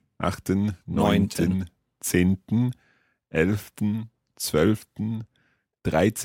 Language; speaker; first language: German; non-native, learner; English